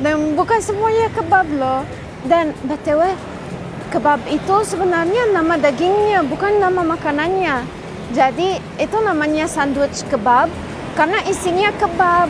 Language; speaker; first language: Indonesian; non-native, fluent; Arabic